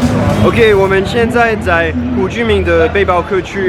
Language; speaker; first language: Chinese; non-native, fluent; French